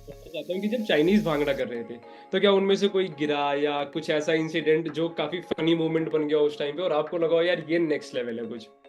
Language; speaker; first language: Hindi; native; Hindi